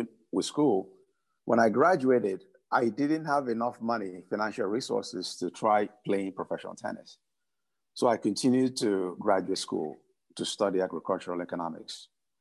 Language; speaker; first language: English; non-native, local second language; Igbo